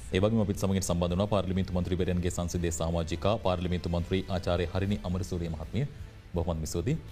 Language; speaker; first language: Sinhala; native; Sinhala